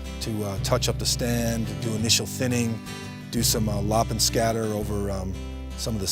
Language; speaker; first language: English; native; English